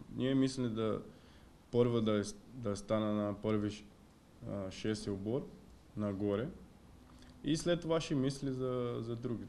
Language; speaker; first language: Bulgarian; non-native, learner; Portuguese